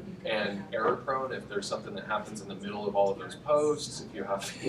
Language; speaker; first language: English; native; English